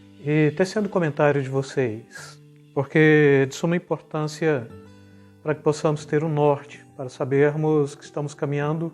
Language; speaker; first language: Portuguese; native; Portuguese